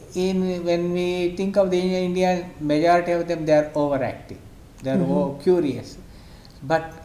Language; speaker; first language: English; non-native, local second language; Kannada